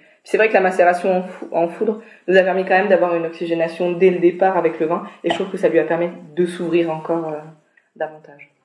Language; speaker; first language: French; native; French